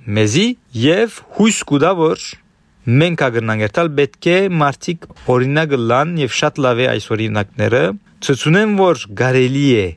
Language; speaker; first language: Armenian; early bilingual, heritage; Armenian